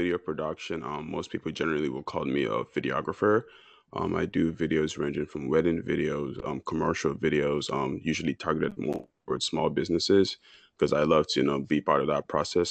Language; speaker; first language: English; non-native, local second language; Yoruba